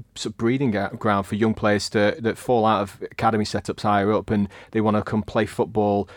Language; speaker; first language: English; native; English